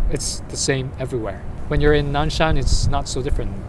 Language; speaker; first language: English; non-native, fluent; Chinese